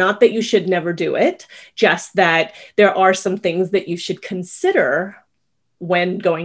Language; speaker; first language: English; native; English